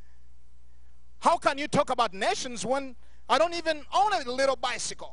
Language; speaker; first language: English; non-native, local second language; Ganda